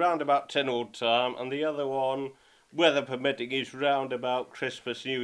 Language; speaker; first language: English; native; English